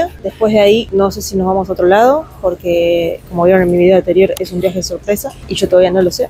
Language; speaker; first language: Spanish; native; Spanish